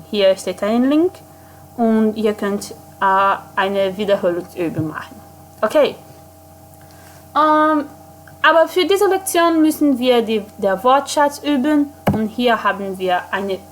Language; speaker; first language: German; non-native, fluent; Portuguese